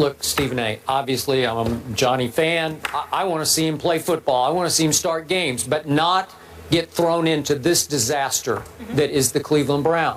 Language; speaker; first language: English; native; English